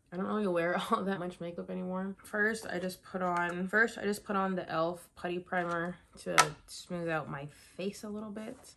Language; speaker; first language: English; native; English